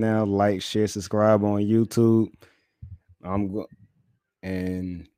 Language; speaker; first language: English; native; English